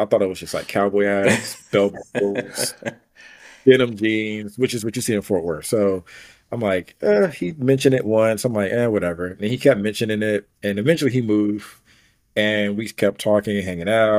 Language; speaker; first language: English; native; English